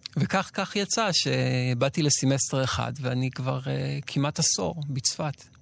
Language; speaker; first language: Hebrew; native; Hebrew